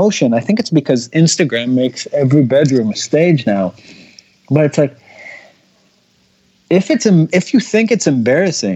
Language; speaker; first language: English; non-native, fluent; Hebrew